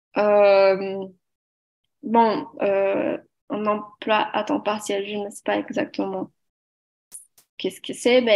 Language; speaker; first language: French; non-native, learner; Portuguese